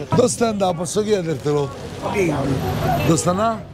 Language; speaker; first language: Italian; native; Italian